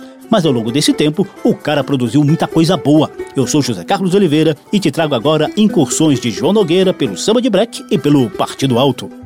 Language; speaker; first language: Portuguese; native; Portuguese